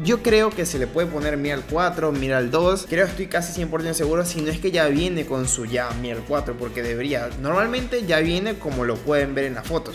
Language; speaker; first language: Spanish; native; Spanish